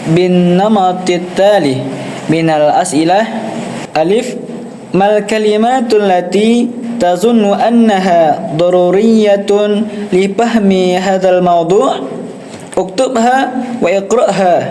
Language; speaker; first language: Arabic; non-native, learner; Indonesian